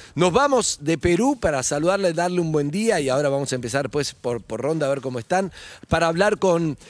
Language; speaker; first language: Spanish; native; Spanish